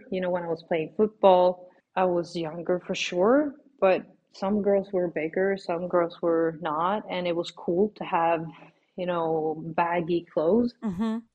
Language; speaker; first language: English; non-native, fluent; Swedish